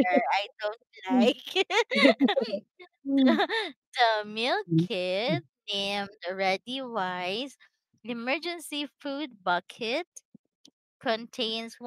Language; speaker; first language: English; non-native, learner; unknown